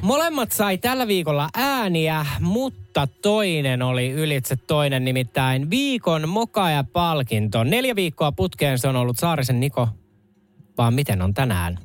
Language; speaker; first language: Finnish; native; Finnish